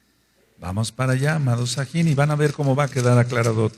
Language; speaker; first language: Spanish; native; Spanish